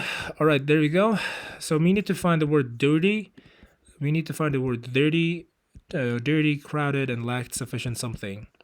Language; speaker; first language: English; non-native, fluent; Uzbek